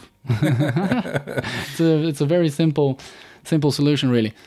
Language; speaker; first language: English; non-native, fluent; Bulgarian